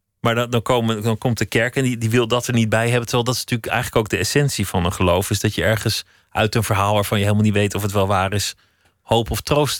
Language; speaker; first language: Dutch; native; Dutch